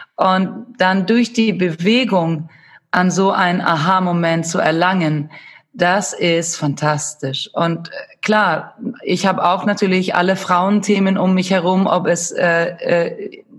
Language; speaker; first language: German; non-native, fluent; Swedish